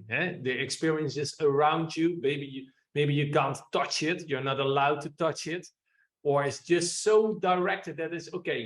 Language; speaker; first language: English; non-native, fluent; Dutch